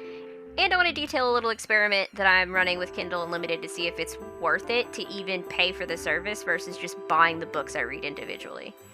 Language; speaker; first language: English; native; English